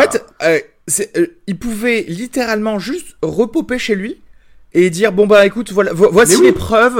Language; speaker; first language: French; native; French